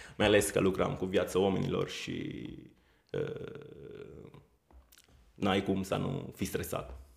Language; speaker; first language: Romanian; non-native, fluent; Italian